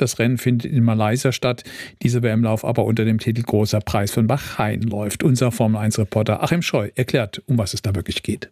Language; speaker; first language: German; native; German